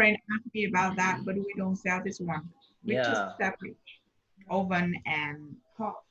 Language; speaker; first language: English; non-native, learner; Vietnamese